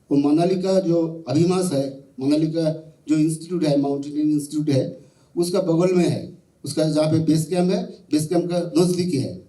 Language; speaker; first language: Hindi; non-native, local second language; Bangla